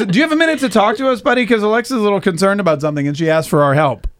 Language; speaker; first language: English; native; English